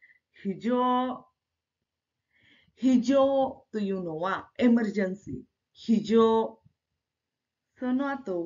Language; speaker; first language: Japanese; non-native, fluent; Marathi